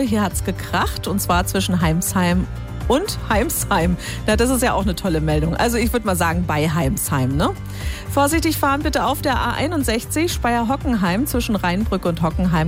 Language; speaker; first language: German; native; German